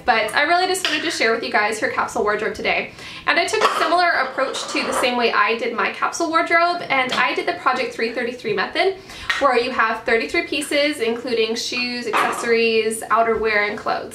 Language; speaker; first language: English; native; English